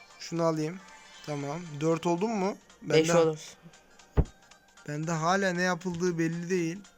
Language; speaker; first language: Turkish; native; Turkish